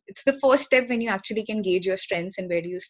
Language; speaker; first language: English; non-native, local second language; Hindi